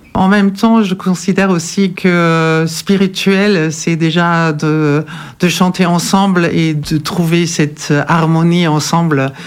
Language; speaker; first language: French; non-native, fluent; German